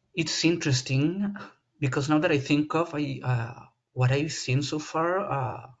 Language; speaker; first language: English; non-native, fluent; Spanish